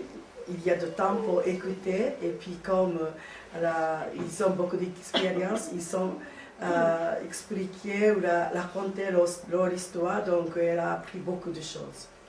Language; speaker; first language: French; non-native, learner; Japanese